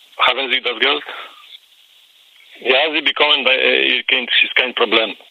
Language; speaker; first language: German; non-native, learner; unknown